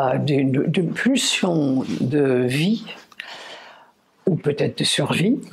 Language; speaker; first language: French; non-native, fluent; English